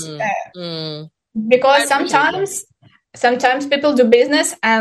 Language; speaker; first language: English; non-native, fluent; Ukrainian